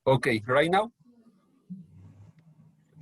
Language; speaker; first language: English; non-native, learner; Spanish